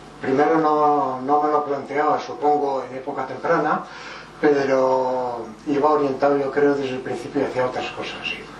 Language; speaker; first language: Spanish; early bilingual, other home language; French